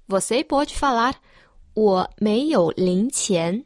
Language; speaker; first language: Portuguese; non-native, fluent; Chinese